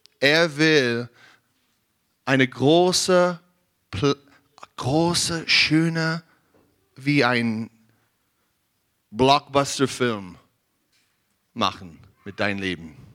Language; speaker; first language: German; non-native, learner; English